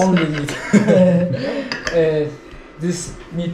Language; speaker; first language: English; non-native, learner; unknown